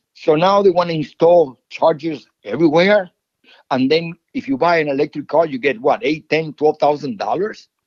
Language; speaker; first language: English; non-native, fluent; Spanish